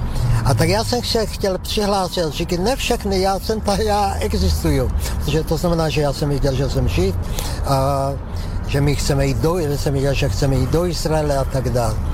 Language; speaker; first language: Czech; non-native, local second language; Slovak